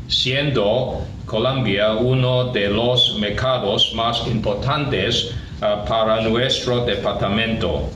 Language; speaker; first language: Spanish; non-native, learner; Cantonese